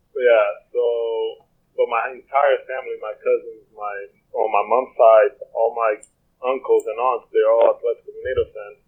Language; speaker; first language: English; non-native, fluent; Portuguese